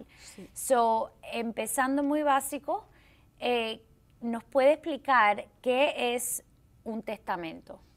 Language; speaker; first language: Spanish; early bilingual, heritage; Spanish